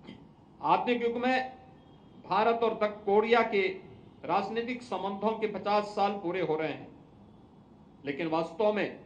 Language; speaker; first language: Hindi; native; Hindi